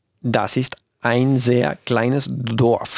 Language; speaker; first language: German; non-native, learner; Spanish